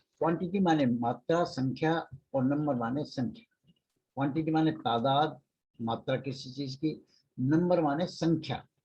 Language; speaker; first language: Hindi; native; Hindi